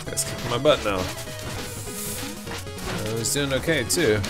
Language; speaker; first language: English; native; English